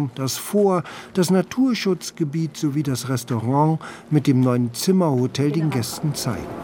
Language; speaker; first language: German; native; German